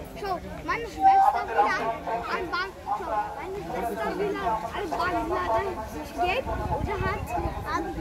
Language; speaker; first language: German; non-native, learner; Bangla